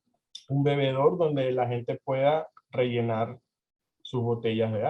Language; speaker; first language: Spanish; early bilingual, heritage; Spanish